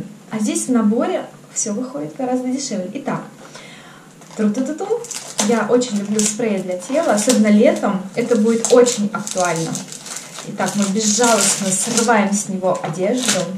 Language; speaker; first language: Russian; native; Russian